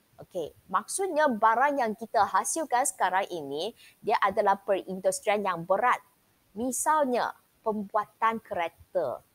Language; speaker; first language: Malay; non-native, local second language; Chinese